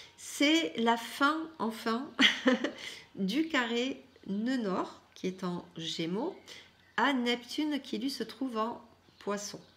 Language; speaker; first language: French; non-native, fluent; Persian